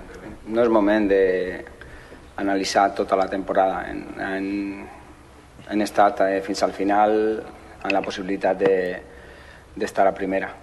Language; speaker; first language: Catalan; non-native, local second language; Spanish